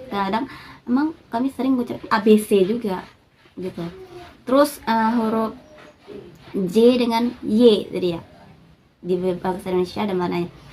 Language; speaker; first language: Indonesian; native; Indonesian